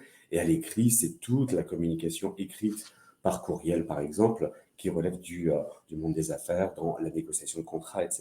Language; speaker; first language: French; native; French